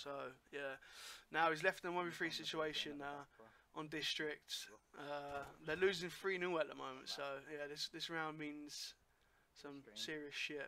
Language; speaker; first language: English; native; English